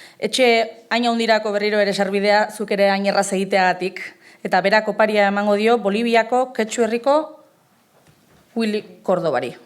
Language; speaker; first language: Basque; native; Basque